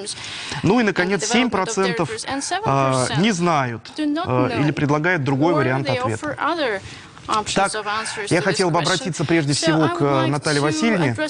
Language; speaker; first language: Russian; native; Russian